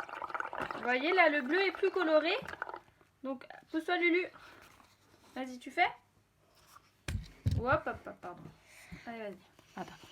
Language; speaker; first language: French; native; French